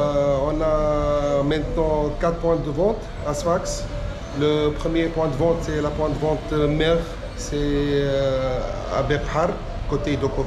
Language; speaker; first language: French; non-native, local second language; Arabic